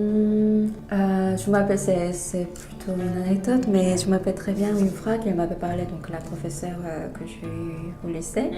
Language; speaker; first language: French; non-native, fluent; Korean